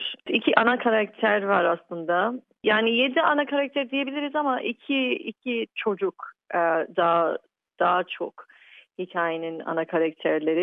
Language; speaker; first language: Turkish; early bilingual, heritage; Turkish